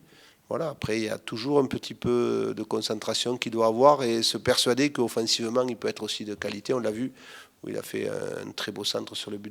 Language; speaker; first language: French; native; French